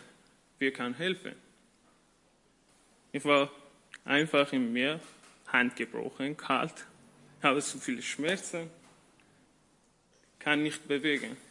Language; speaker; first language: German; non-native, learner; Persian